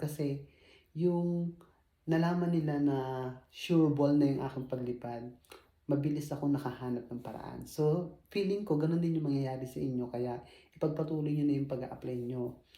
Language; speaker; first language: Filipino; native; Filipino